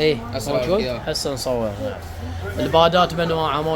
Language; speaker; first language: Arabic; native; Arabic